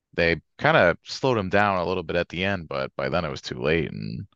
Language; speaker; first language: English; native; English